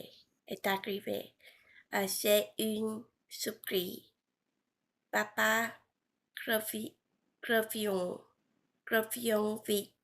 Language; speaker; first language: French; non-native, learner; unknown